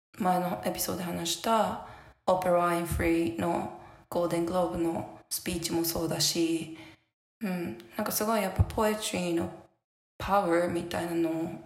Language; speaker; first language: Japanese; native; Japanese